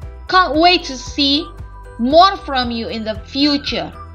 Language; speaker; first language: English; non-native, fluent; Indonesian